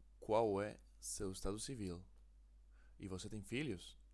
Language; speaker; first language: Portuguese; non-native, learner; Spanish